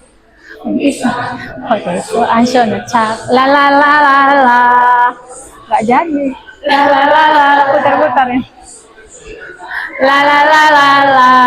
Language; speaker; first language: German; non-native, learner; Indonesian